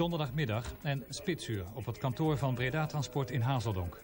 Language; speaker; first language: Dutch; native; Dutch